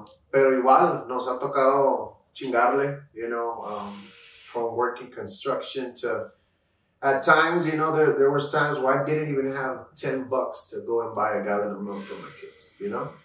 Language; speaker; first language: English; early bilingual, other home language; Spanish